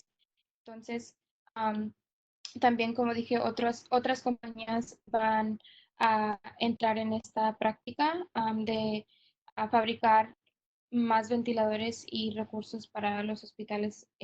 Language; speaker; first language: Spanish; non-native, fluent; English